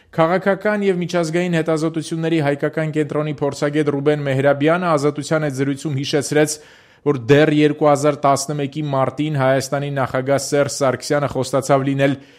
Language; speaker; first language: Armenian; native; Armenian